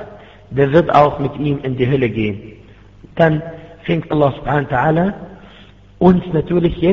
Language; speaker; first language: German; non-native, fluent; Arabic